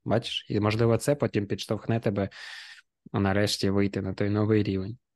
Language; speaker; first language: Ukrainian; native; Ukrainian